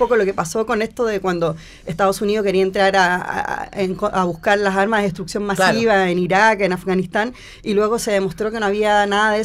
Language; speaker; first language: Spanish; native; Spanish